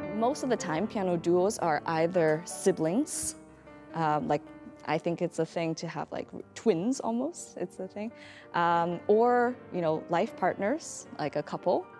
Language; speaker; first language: English; native; English